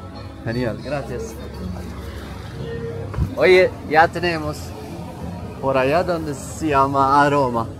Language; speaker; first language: Spanish; non-native, learner; Swedish